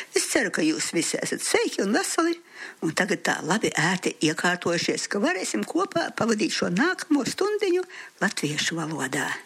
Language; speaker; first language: Latvian; early bilingual, heritage; Latvian